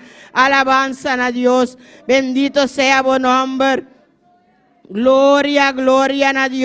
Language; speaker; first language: Spanish; non-native, learner; Papiamento